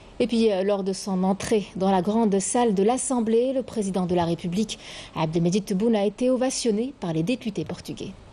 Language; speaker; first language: French; non-native, local second language; Arabic